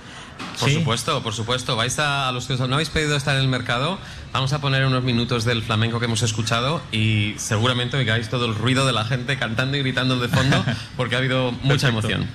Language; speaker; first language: Spanish; native; Spanish